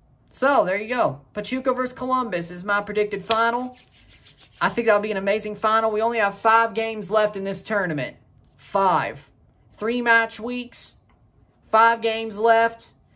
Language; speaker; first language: English; native; English